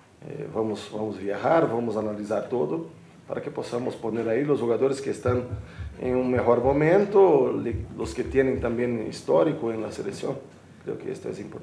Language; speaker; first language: Spanish; non-native, fluent; Portuguese